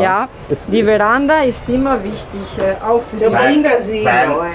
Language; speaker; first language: German; non-native, learner; Italian